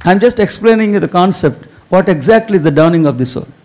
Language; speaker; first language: English; non-native, local second language; Telugu